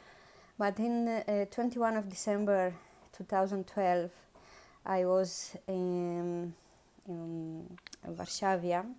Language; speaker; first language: English; non-native, learner; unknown